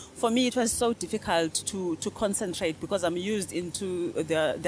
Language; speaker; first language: English; non-native, local second language; Xhosa